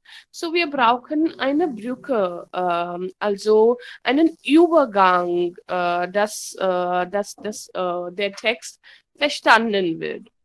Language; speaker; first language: German; non-native, learner; Hindi